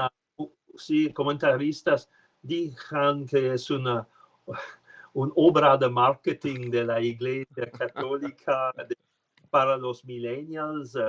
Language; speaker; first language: Spanish; non-native, learner; French